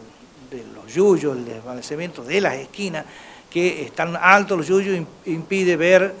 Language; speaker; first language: Spanish; native; Spanish